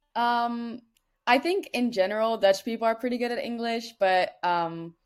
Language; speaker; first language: English; non-native, fluent; Dutch